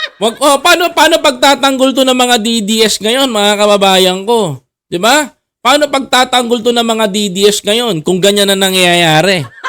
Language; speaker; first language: Filipino; native; Filipino